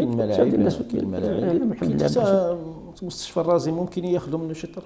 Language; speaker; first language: Arabic; native; Arabic